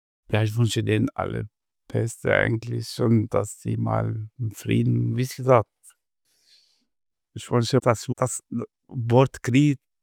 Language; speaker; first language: German; non-native, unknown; Arabic